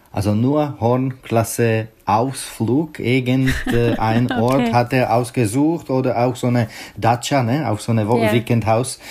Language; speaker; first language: German; non-native, learner; Czech